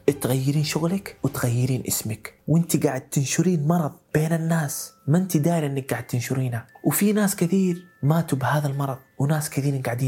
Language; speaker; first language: Arabic; native; Arabic